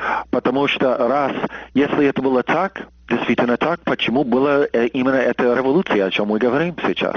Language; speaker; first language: Russian; non-native, fluent; English